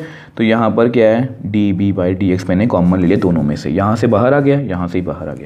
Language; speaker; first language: Hindi; native; Hindi